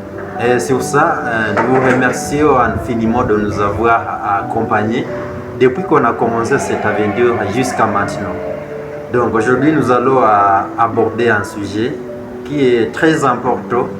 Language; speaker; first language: French; non-native, fluent; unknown